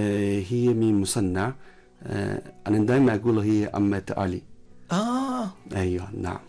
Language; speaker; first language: Arabic; non-native, learner; Chinese